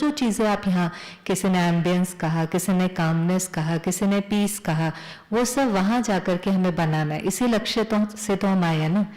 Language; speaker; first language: Hindi; native; Hindi